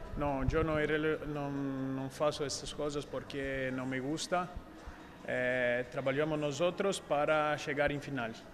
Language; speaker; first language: Spanish; non-native, learner; Portuguese